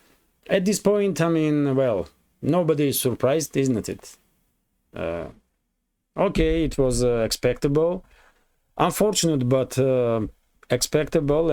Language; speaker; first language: English; non-native, fluent; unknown